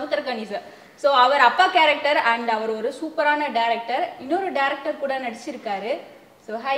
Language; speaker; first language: Tamil; native; Tamil